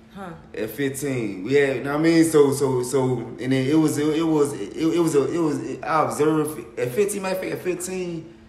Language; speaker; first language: English; native; English